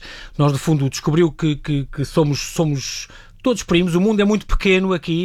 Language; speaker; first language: Portuguese; native; Portuguese